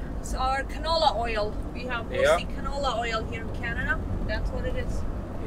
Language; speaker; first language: English; native; English